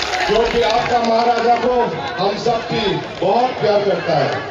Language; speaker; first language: Hindi; non-native, local second language; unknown